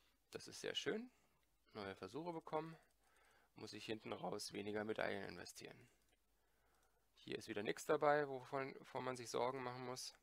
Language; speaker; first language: German; native; German